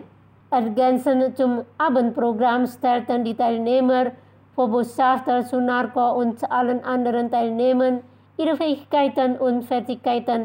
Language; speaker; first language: German; non-native, fluent; Indonesian